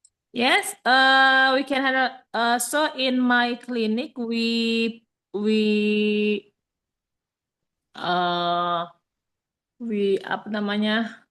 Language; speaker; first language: English; non-native, learner; Indonesian